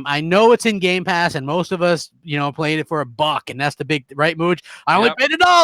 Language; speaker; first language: English; native; English